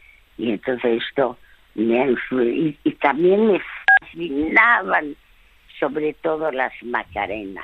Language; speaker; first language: Spanish; early bilingual, other home language; French